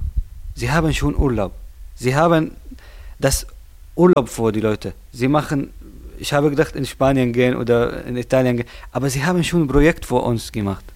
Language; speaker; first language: German; non-native, learner; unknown